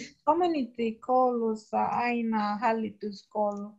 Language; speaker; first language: Finnish; non-native, learner; English